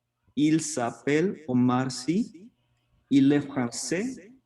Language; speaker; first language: French; non-native, learner; Spanish